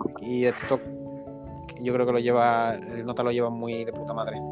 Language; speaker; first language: Spanish; native; Spanish